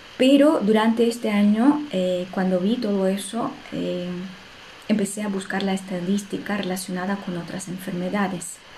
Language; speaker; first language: Spanish; non-native, fluent; Russian